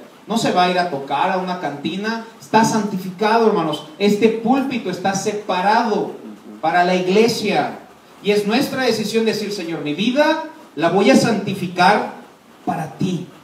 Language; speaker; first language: Spanish; native; Spanish